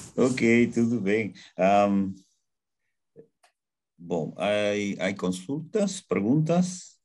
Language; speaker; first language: Portuguese; non-native, learner; Spanish